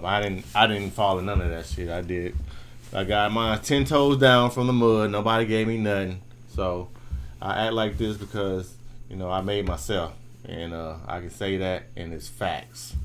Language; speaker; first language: English; native; English